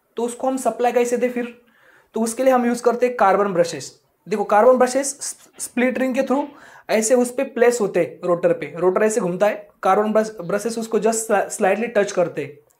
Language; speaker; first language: Hindi; non-native, local second language; Marathi